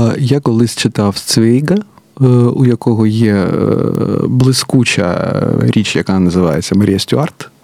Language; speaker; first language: Ukrainian; non-native, local second language; Russian